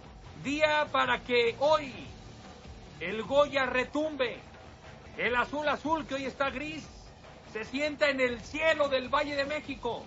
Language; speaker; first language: Spanish; native; Spanish